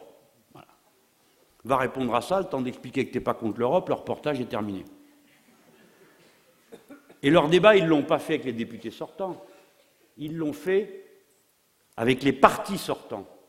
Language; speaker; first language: French; native; French